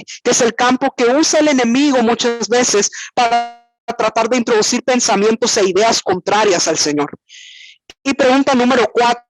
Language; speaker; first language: Spanish; native; Spanish